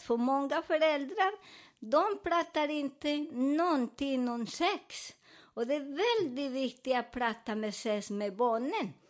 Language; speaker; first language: Swedish; non-native, learner; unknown